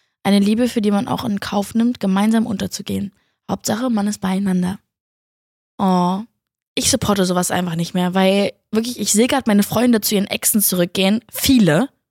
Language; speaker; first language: German; native; German